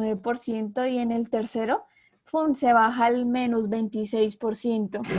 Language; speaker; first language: Spanish; native; Spanish